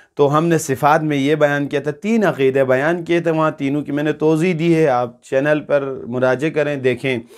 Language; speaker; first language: Urdu; non-native, local second language; Balti